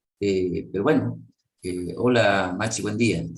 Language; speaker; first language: Spanish; native; Spanish